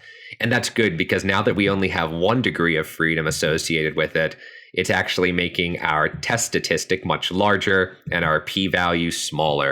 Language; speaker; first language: English; native; English